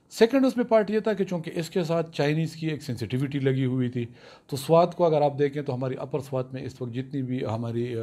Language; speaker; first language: Urdu; non-native, local second language; Pashto